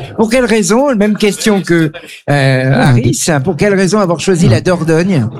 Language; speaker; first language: French; native; French